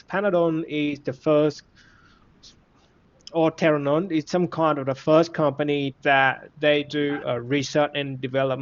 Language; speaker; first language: English; non-native, fluent; Vietnamese